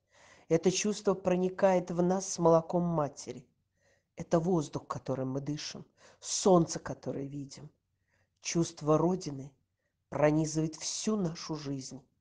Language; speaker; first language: Russian; native; Russian